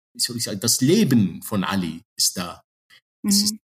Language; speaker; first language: German; non-native, fluent; Arabic